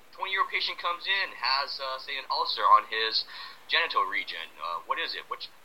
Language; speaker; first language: English; native; English